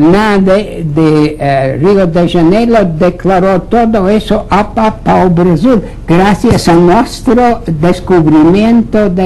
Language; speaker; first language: Portuguese; non-native, fluent; Latvian